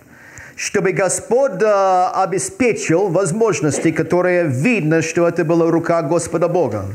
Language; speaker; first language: Russian; non-native, fluent; English